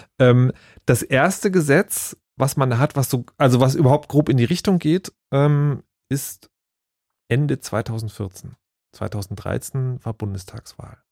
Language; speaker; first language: German; native; German